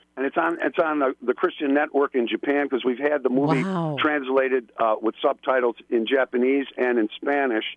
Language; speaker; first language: English; native; English